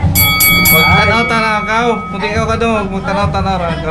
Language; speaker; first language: Filipino; non-native, local second language; Cebuano